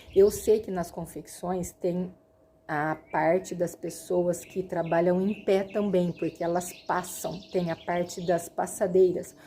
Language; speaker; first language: Portuguese; native; Portuguese